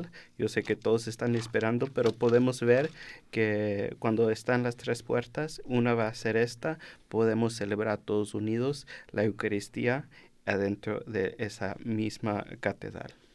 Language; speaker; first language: Spanish; early bilingual, heritage; Spanish